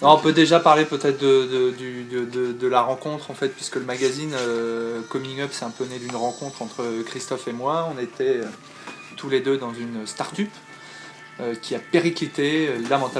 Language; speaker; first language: French; native; French